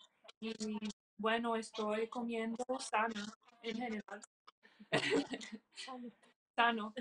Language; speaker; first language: Spanish; early bilingual, heritage; English